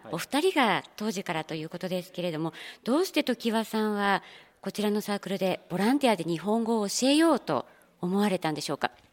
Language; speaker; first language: Japanese; native; Japanese